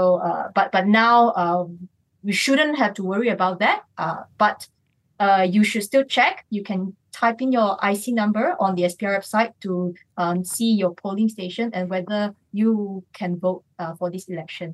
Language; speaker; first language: English; non-native, local second language; Chinese